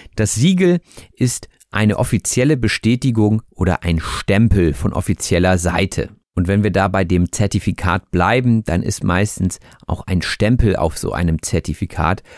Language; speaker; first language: German; native; German